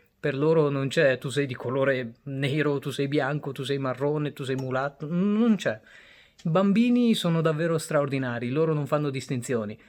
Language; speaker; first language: Italian; early bilingual, other home language; Bangla